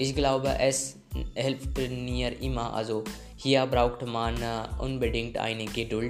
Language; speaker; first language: German; non-native, learner; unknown